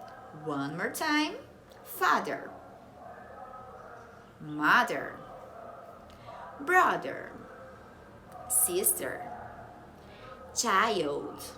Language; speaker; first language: English; non-native, fluent; Portuguese